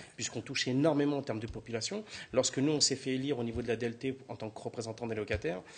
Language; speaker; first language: French; native; French